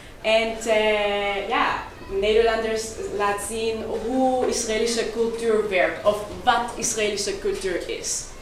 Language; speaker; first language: Dutch; non-native, fluent; Hebrew